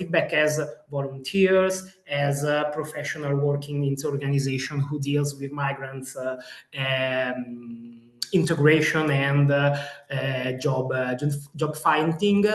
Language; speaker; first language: English; non-native, fluent; Italian